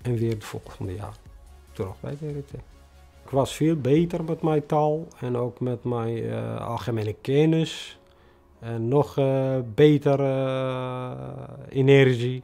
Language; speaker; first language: Dutch; non-native, fluent; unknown